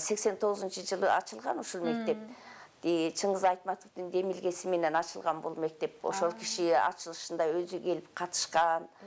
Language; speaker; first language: Kyrgyz; native; Kyrgyz